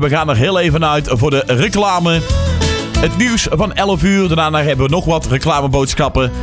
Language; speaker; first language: Dutch; native; Dutch